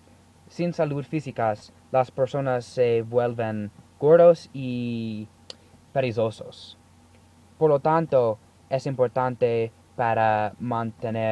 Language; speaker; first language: Spanish; non-native, learner; English